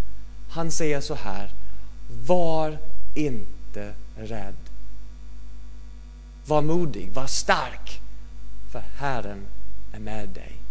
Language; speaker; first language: Swedish; non-native, fluent; English